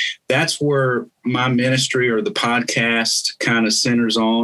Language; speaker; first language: English; native; English